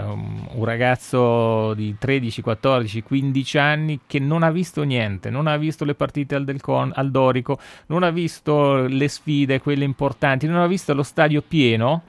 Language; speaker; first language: Italian; native; Italian